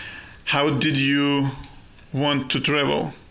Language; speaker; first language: English; non-native, fluent; Russian